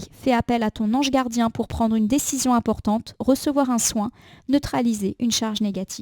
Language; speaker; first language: French; native; French